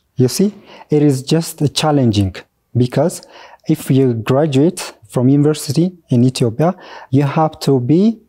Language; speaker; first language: English; non-native, fluent; Oromo